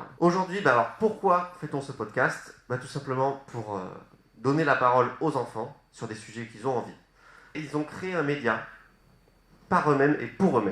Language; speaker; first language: French; native; French